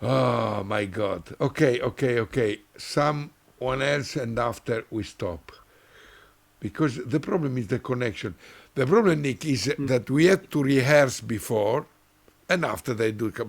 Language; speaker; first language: English; non-native, learner; Italian